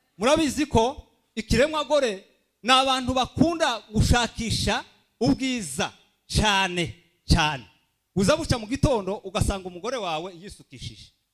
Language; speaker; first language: Kinyarwanda; early bilingual, heritage; Kinyarwanda